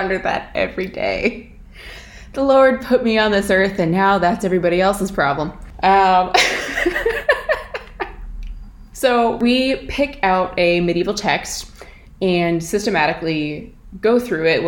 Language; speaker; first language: English; native; English